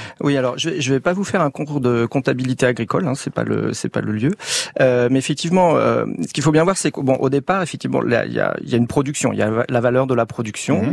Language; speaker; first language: French; native; French